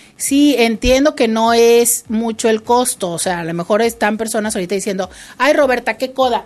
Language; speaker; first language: Spanish; native; Spanish